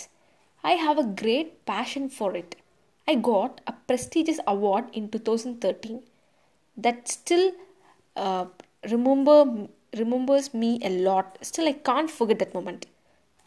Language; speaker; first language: English; non-native, local second language; Tamil